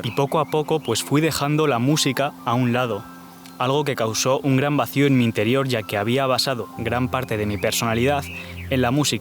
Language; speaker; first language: Spanish; native; Spanish